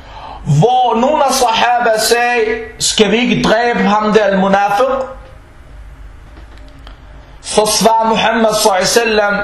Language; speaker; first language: Danish; early bilingual, other home language; Arabic